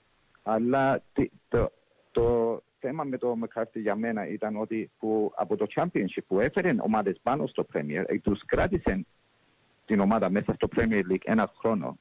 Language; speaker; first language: Greek; early bilingual, heritage; English